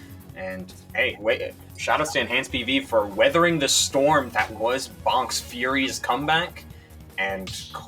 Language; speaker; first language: English; native; English